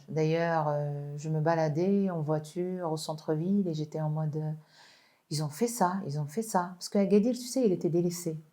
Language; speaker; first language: French; non-native, local second language; Arabic